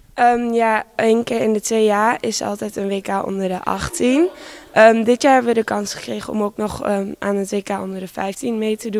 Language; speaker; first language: Dutch; native; Dutch